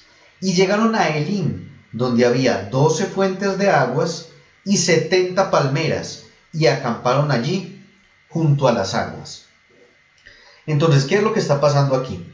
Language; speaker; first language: Spanish; native; Spanish